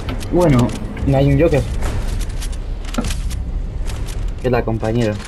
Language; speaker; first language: Spanish; native; Spanish